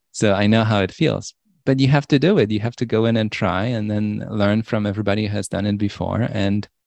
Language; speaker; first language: English; non-native, fluent; Polish